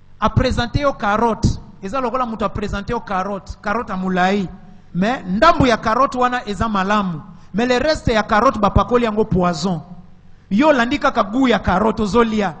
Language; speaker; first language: Lingala; native; Lingala